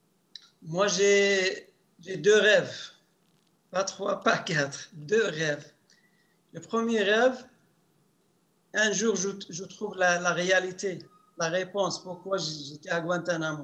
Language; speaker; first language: French; non-native, local second language; Arabic